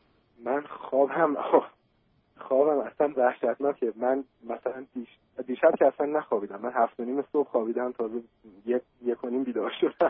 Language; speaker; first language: Persian; early bilingual, heritage; Persian